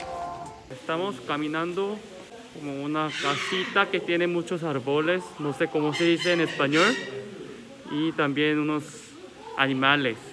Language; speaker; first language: Spanish; non-native, learner; Korean